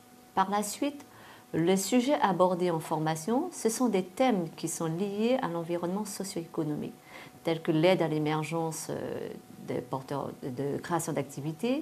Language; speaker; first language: French; native; French